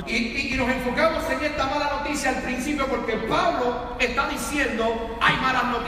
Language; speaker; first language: Spanish; native; Spanish